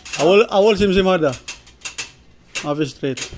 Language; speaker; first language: Arabic; non-native, learner; Filipino